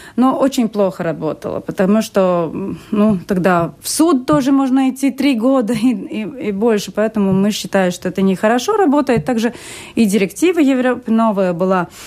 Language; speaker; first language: Russian; non-native, local second language; Latvian